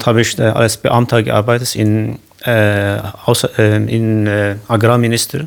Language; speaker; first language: German; non-native, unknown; Kurdish